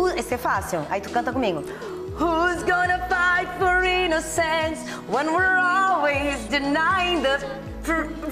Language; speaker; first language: Portuguese; early bilingual, other home language; Italian